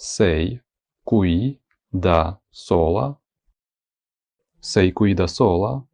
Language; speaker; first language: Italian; non-native, fluent; Ukrainian